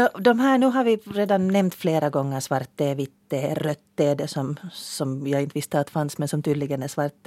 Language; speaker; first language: Swedish; native; Swedish